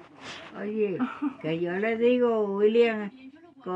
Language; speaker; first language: Spanish; native; Spanish